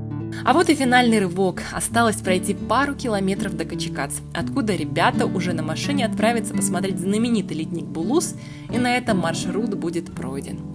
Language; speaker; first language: Russian; native; Russian